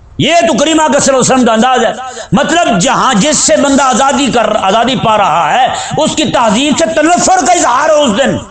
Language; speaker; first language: Urdu; native; Urdu